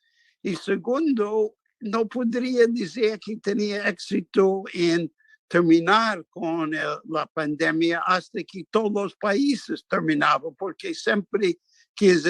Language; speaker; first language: Spanish; non-native, fluent; English